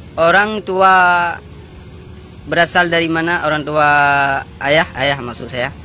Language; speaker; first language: Indonesian; non-native, local second language; Achinese